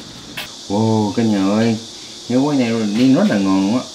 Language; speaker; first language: Vietnamese; non-native, learner; Korean